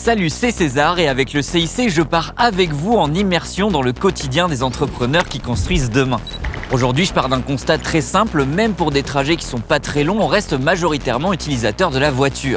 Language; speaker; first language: French; native; French